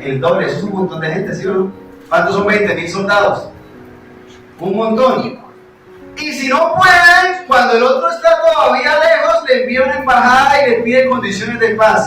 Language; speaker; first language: Spanish; native; Spanish